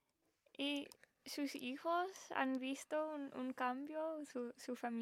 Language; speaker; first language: Spanish; early bilingual, heritage; Spanish